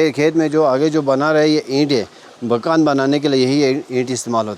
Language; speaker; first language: Hindi; non-native, local second language; Balti